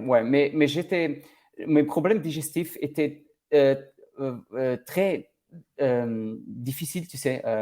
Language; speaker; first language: French; non-native, learner; Portuguese